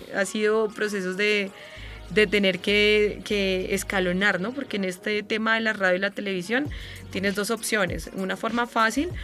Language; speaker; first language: Spanish; native; Spanish